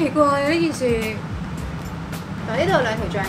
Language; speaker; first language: Cantonese; native; Cantonese